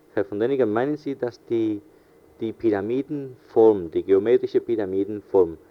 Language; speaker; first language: German; non-native, fluent; Spanish